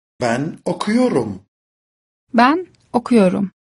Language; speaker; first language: Turkish; non-native, fluent; Persian